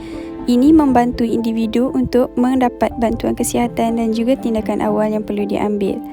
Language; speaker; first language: Malay; native; Malay